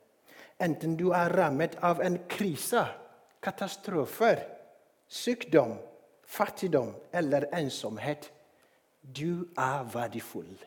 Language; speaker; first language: Norwegian; non-native, fluent; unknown